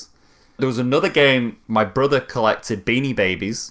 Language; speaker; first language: English; native; English